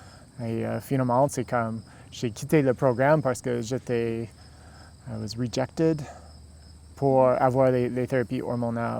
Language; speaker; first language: French; non-native, local second language; English